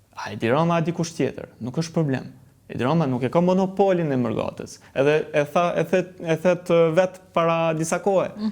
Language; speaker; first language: Albanian; early bilingual, heritage; Albanian